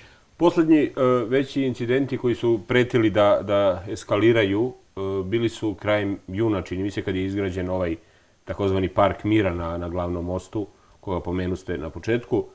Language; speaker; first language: Bosnian; native; Bosnian